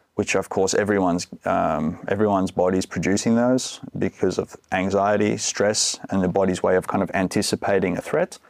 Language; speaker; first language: English; native; English